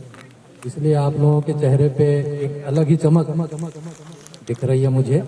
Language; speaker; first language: Hindi; native; Hindi